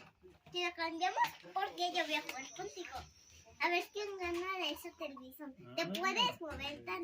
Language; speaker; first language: Spanish; native; Spanish